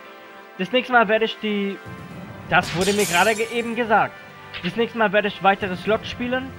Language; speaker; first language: German; native; German